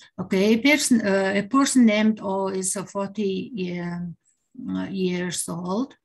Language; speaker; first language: English; non-native, learner; Mongolian